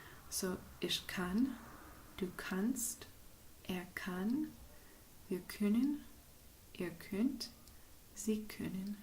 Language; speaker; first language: German; non-native, fluent; English